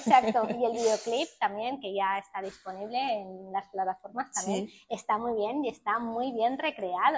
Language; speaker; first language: Spanish; native; Spanish